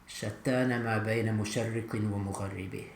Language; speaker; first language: Arabic; non-native, fluent; English